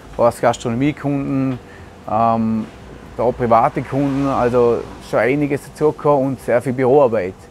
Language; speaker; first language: German; native; German